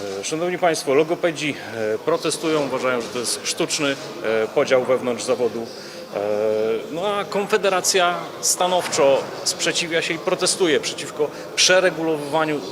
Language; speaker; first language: Polish; native; Polish